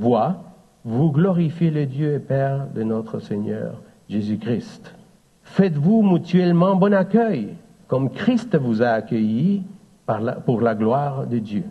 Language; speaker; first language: French; native; French